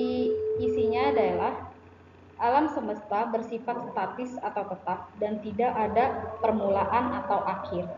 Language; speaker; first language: Indonesian; native; Indonesian